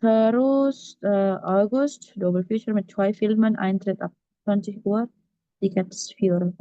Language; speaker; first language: German; non-native, fluent; Indonesian